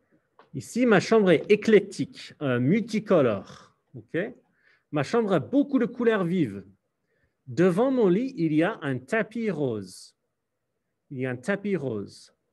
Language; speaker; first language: French; non-native, fluent; English